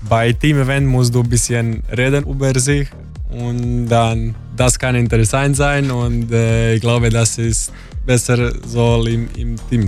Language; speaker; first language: German; non-native, fluent; Croatian